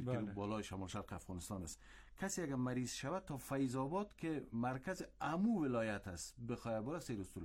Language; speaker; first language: Persian; native; Persian